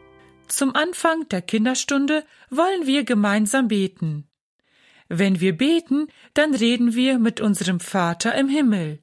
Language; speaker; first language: German; native; German